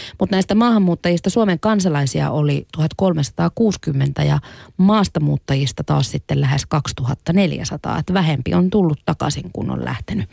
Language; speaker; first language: Finnish; native; Finnish